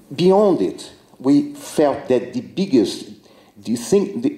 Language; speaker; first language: English; non-native, fluent; Portuguese